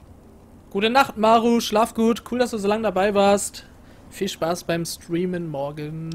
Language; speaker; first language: German; native; German